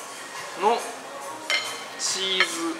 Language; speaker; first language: Japanese; native; Japanese